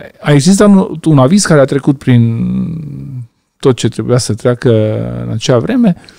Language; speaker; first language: Romanian; non-native, local second language; Hungarian